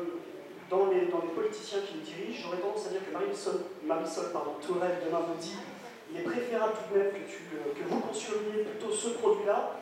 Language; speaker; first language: French; native; French